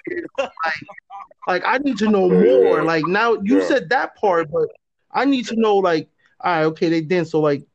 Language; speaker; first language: English; native; English